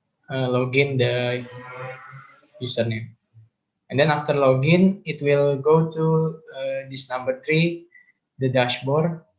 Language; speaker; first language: English; non-native, learner; Indonesian